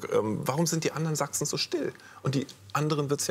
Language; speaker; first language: German; native; German